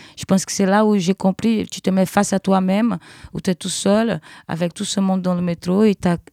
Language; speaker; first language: French; non-native, fluent; Portuguese